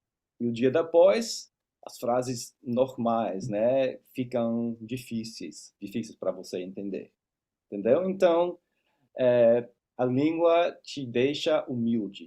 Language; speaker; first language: Portuguese; non-native, fluent; English